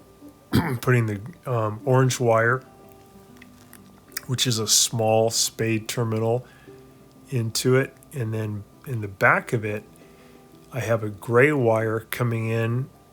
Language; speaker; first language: English; native; English